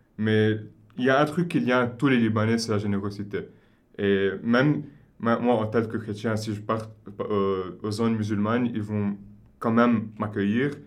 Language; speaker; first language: French; non-native, local second language; Arabic